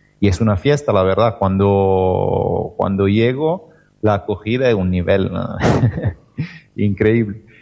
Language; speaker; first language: Spanish; non-native, fluent; Italian